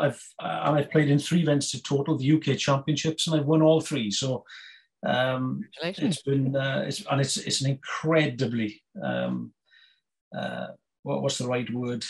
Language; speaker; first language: English; native; English